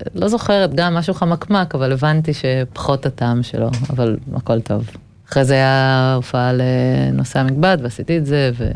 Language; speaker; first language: Hebrew; early bilingual, other home language; English